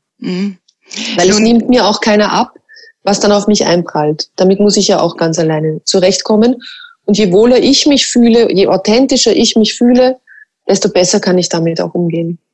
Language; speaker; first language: German; native; German